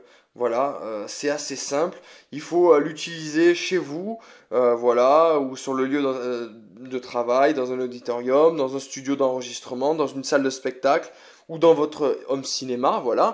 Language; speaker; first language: French; native; French